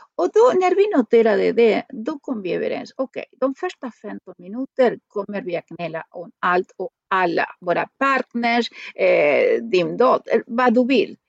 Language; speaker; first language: Swedish; non-native, fluent; Spanish